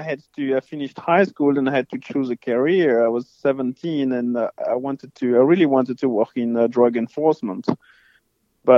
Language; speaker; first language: English; non-native, fluent; French